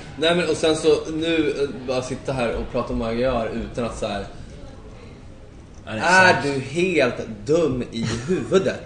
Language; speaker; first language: Swedish; native; Swedish